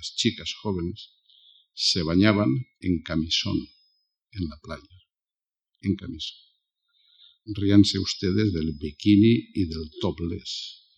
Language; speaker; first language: Spanish; native; Spanish